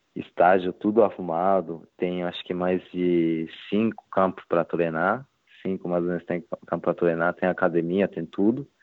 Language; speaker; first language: Portuguese; non-native, fluent; Japanese